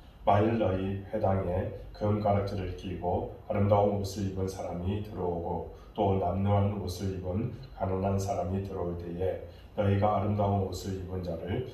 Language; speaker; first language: Korean; native; Korean